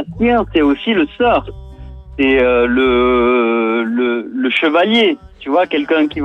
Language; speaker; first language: French; non-native, local second language; English